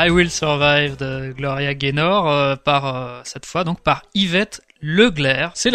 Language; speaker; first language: French; native; French